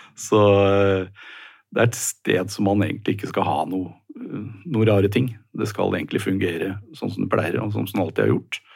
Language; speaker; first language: Norwegian; native; Norwegian